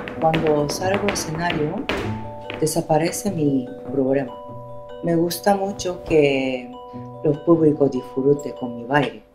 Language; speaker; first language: Spanish; non-native, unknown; Japanese